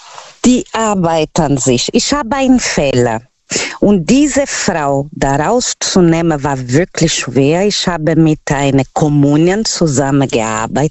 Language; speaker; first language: German; non-native, learner; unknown